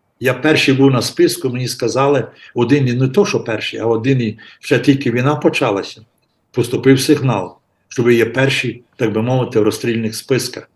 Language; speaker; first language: Ukrainian; native; Ukrainian